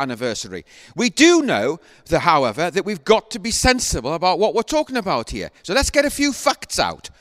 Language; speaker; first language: English; native; English